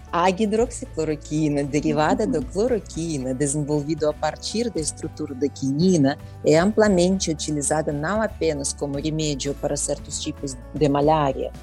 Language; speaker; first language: Portuguese; non-native, fluent; Russian